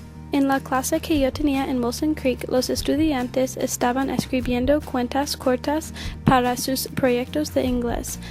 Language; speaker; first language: Spanish; early bilingual, heritage; English